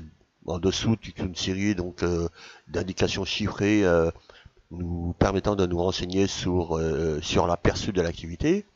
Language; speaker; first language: French; native; French